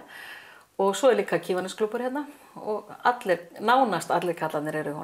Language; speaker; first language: Icelandic; native; Icelandic